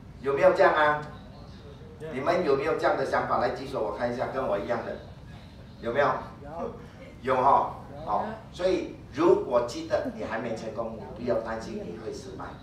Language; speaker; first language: Chinese; native; Chinese